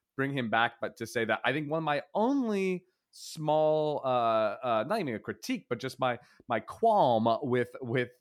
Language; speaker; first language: English; native; English